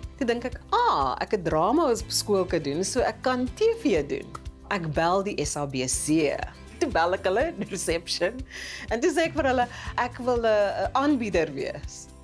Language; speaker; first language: Afrikaans; non-native, local second language; Northern Sotho